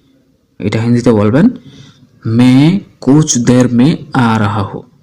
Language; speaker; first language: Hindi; non-native, fluent; Bangla